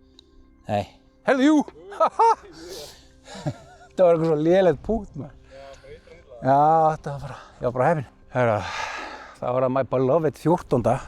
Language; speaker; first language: Icelandic; native; Icelandic